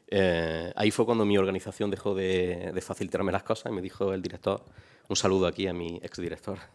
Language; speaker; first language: Spanish; native; Spanish